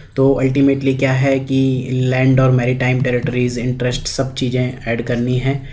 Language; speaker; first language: Hindi; native; Hindi